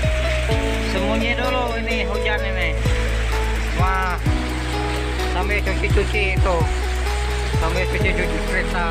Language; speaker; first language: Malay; non-native, local second language; Iban